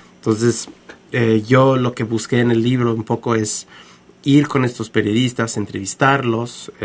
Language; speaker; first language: Spanish; non-native, fluent; English